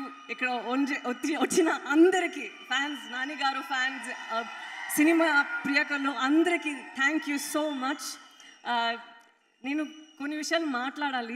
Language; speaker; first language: Telugu; non-native, fluent; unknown